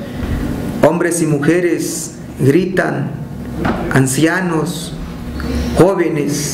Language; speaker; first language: Spanish; non-native, local second language; Tzotzil